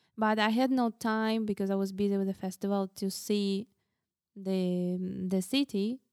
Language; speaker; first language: English; non-native, fluent; Russian